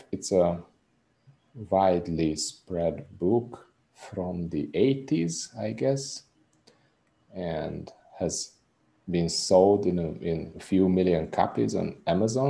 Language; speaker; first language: English; non-native, fluent; Hungarian